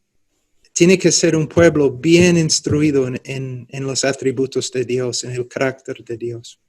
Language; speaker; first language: Spanish; non-native, fluent; English